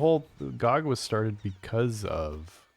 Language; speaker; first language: English; native; English